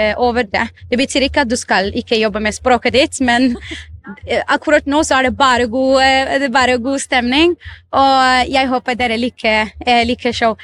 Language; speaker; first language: Norwegian; non-native, fluent; Arabic